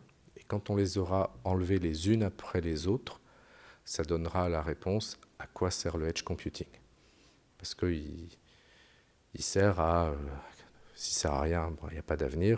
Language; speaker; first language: French; native; French